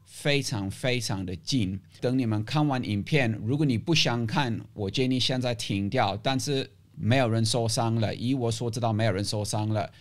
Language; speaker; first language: Chinese; non-native, fluent; English